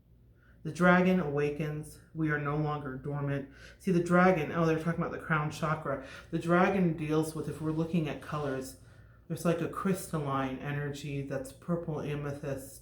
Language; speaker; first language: English; native; English